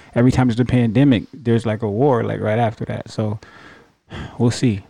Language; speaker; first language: English; native; English